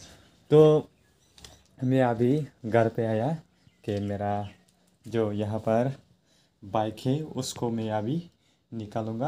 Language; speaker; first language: Hindi; non-native, local second language; Kok Borok